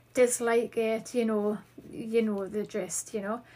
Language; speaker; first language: English; native; English